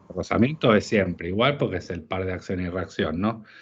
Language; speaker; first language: Spanish; native; Spanish